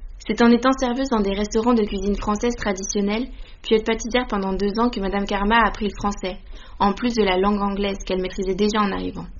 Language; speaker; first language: French; native; French